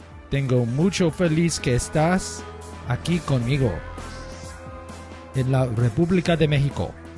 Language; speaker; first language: Spanish; non-native, learner; English